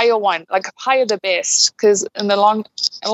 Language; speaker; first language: English; native; English